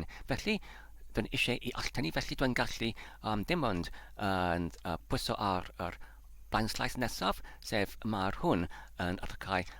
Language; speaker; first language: Welsh; non-native, learner; Polish